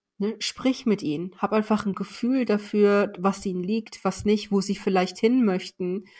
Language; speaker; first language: German; early bilingual, other home language; Persian